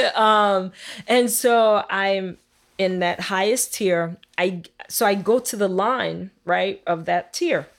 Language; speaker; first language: English; early bilingual, other home language; Haitian Creole